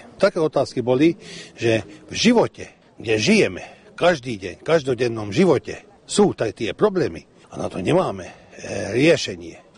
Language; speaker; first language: Slovak; early bilingual, heritage; Slovak